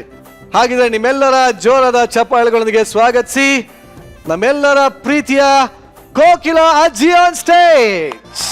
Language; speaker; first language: Kannada; native; Kannada